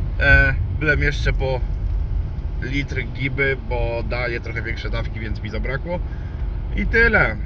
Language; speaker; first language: Polish; native; Polish